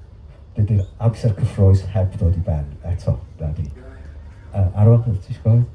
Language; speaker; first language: Welsh; native; Welsh